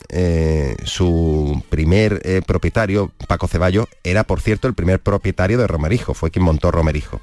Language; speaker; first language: Spanish; native; Spanish